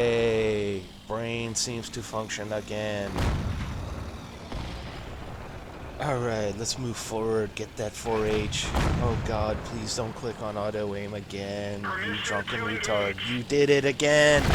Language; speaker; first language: English; native; English